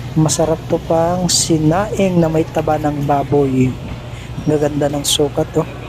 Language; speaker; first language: Filipino; native; Filipino